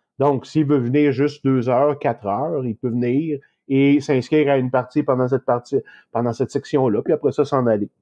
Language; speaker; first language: French; native; French